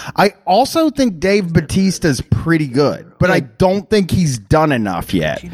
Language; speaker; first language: English; native; English